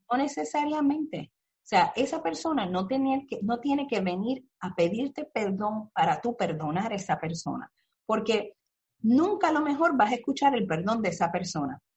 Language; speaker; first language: Spanish; native; Spanish